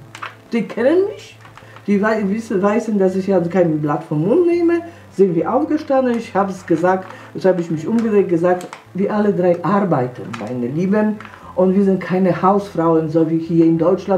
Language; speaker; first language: German; non-native, fluent; Polish